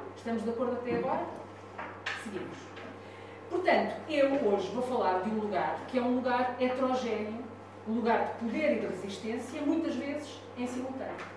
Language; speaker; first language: Portuguese; non-native, fluent; Italian